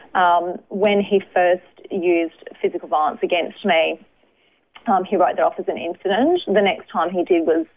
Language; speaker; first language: English; native; English